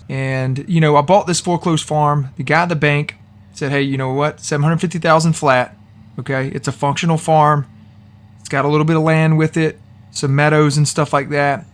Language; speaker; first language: English; native; English